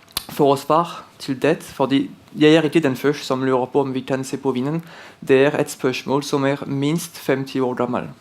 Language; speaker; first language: Norwegian; non-native, fluent; French